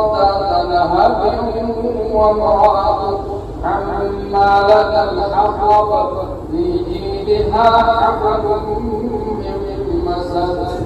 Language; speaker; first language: Arabic; non-native, fluent; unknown